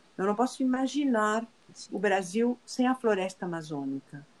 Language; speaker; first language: Portuguese; non-native, fluent; Spanish